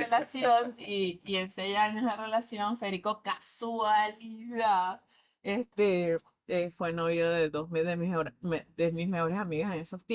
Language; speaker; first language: Spanish; native; Spanish